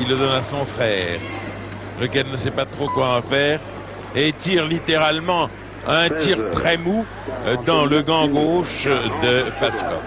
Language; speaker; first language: French; native; French